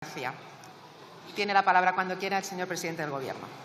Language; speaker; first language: Spanish; native; Spanish